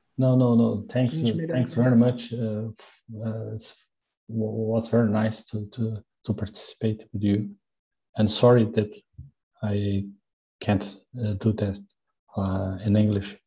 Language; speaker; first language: English; non-native, learner; Portuguese